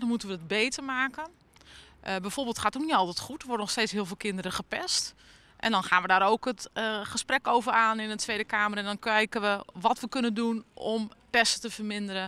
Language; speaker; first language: Dutch; native; Dutch